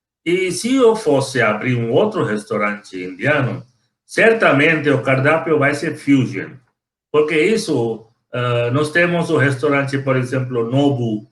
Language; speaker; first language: Portuguese; non-native, fluent; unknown